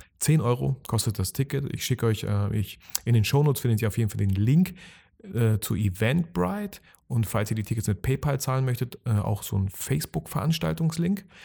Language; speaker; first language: German; early bilingual, other home language; Russian